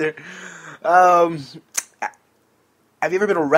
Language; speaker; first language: English; native; English